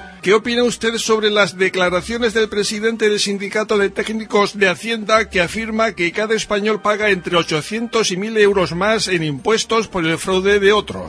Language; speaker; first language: Spanish; native; Spanish